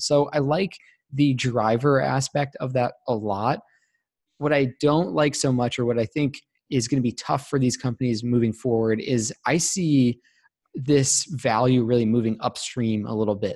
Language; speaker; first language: English; native; English